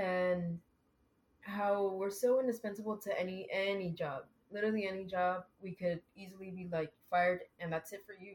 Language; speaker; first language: English; early bilingual, other home language; Spanish